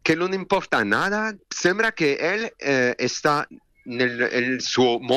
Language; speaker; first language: Spanish; non-native, learner; French